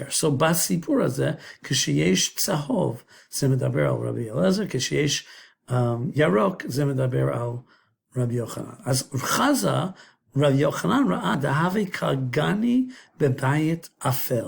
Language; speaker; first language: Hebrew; non-native, fluent; English